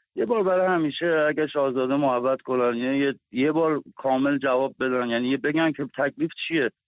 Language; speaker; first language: Persian; native; Persian